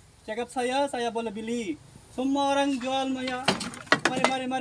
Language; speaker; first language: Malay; non-native, learner; Bangla